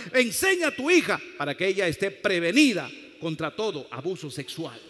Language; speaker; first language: Spanish; native; Spanish